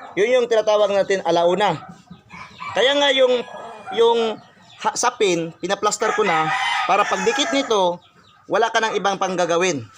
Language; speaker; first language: Filipino; non-native, local second language; Cebuano